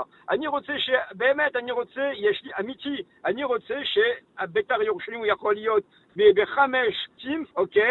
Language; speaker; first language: Hebrew; non-native, learner; French